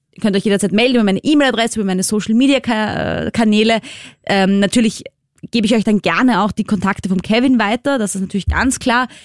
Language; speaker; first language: German; native; German